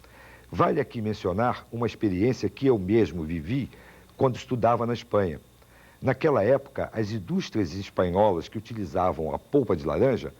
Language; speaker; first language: Portuguese; native; Portuguese